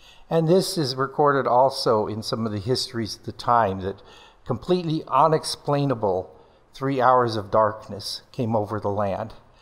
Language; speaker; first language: English; native; English